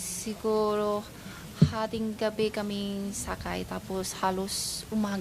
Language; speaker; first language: Filipino; non-native, learner; Chinese